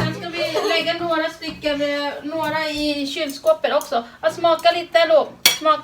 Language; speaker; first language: Swedish; non-native, learner; Thai